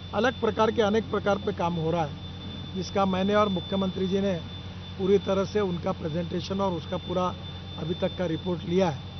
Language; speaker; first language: Hindi; non-native, local second language; Marathi